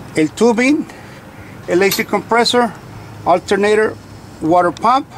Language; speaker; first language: Spanish; early bilingual, heritage; Spanish